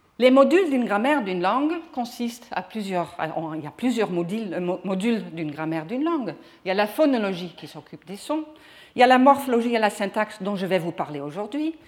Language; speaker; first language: French; non-native, fluent; Dutch